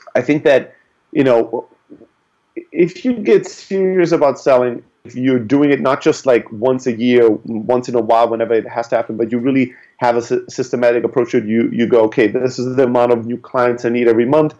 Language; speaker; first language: English; early bilingual, other home language; German